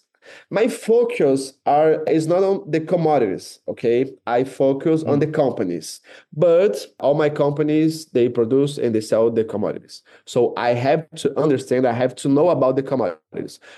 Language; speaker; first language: English; non-native, fluent; Portuguese